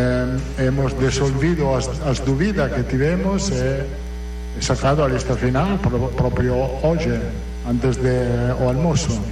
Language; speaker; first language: Portuguese; non-native, learner; Italian